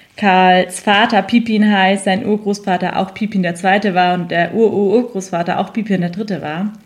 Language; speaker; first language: German; native; German